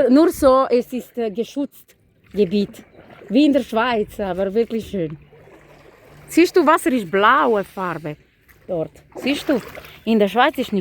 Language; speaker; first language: German; non-native, learner; Macedonian